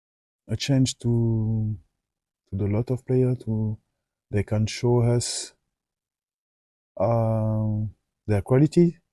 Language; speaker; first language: English; non-native, learner; French